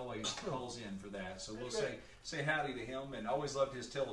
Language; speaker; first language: English; native; English